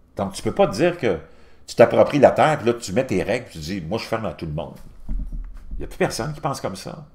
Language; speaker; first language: French; native; French